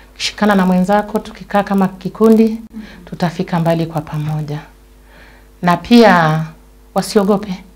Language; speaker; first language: Swahili; non-native, local second language; Luyia